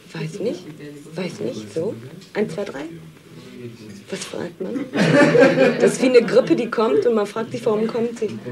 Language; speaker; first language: German; non-native, learner; French